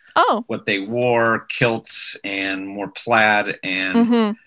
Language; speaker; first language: English; native; English